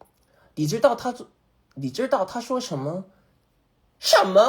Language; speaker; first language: Chinese; non-native, learner; Korean